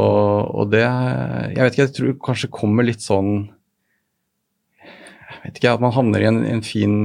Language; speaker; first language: Norwegian; native; Norwegian